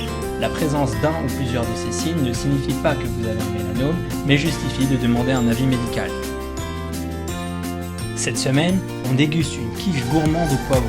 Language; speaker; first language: French; native; French